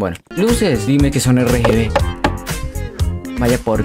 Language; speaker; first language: Spanish; native; Spanish